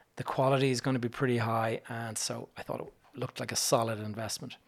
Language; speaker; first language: English; native; English